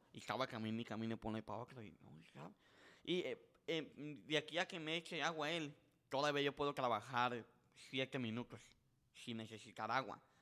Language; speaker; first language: Spanish; early bilingual, heritage; Spanish